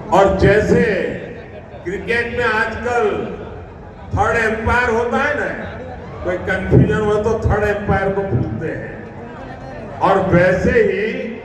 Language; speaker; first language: Hindi; non-native, local second language; Gujarati